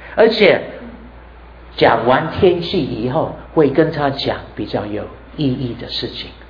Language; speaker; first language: Chinese; non-native, fluent; English